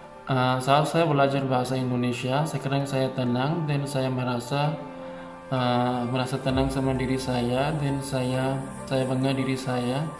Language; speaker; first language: Indonesian; non-native, learner; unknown